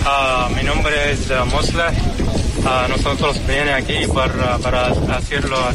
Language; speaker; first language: Spanish; non-native, learner; Arabic